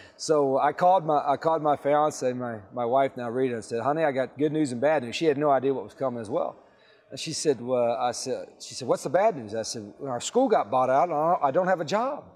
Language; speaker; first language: English; native; English